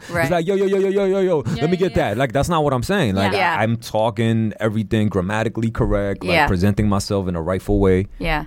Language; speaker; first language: English; early bilingual, other home language; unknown